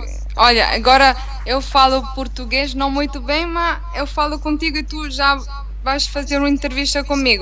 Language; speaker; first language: Portuguese; non-native, learner; Italian